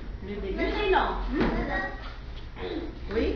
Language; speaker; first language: French; non-native, local second language; Arabic